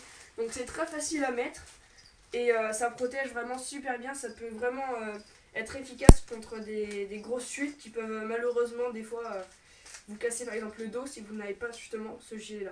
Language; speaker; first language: French; native; French